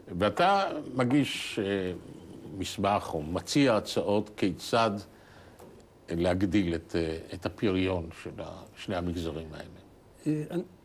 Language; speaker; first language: Hebrew; native; Hebrew